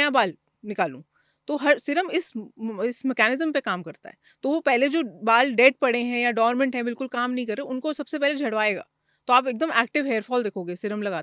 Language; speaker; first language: Hindi; native; Hindi